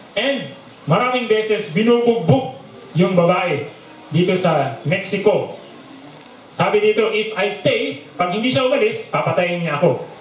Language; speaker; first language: Filipino; non-native, local second language; Bikol